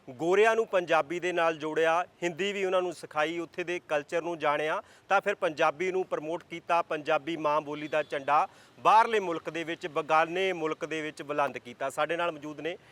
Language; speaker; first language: Punjabi; native; Punjabi